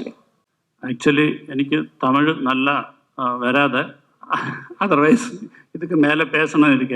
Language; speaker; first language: Tamil; non-native, local second language; Malayalam